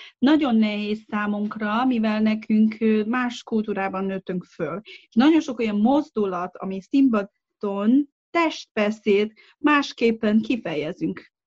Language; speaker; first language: Hungarian; non-native, fluent; Chinese